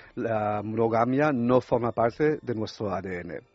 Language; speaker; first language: Spanish; non-native, fluent; French